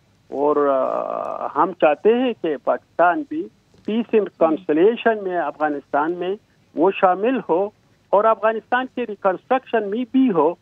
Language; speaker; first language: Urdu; non-native, fluent; Pashto